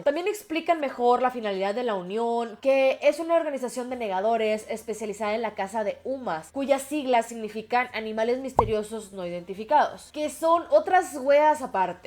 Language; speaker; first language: Spanish; native; Spanish